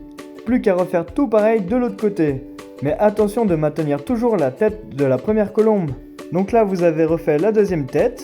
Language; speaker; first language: French; native; French